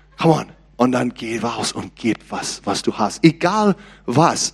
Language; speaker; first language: German; non-native, learner; English